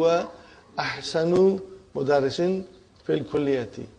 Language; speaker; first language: Arabic; non-native, fluent; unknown